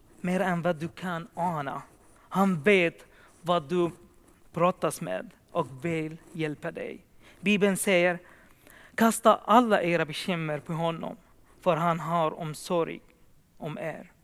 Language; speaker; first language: Swedish; non-native, fluent; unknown